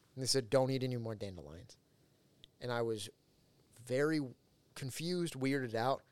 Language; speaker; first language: English; native; English